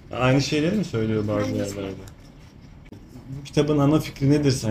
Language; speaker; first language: Turkish; native; Turkish